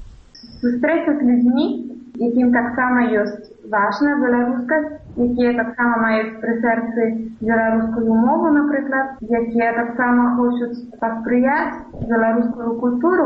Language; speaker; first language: Belarusian; non-native, fluent; Italian